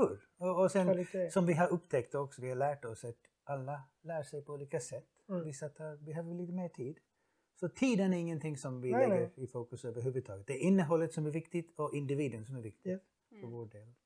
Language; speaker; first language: Swedish; non-native, fluent; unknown